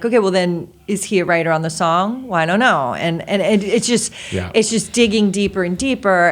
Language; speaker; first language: English; native; English